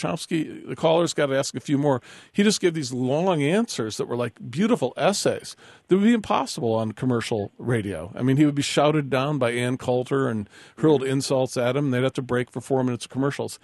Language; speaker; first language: English; native; English